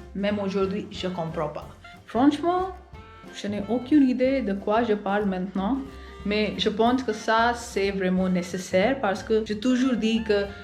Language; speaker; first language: French; non-native, learner; Hindi